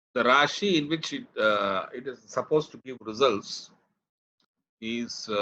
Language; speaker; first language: English; non-native, local second language; Tamil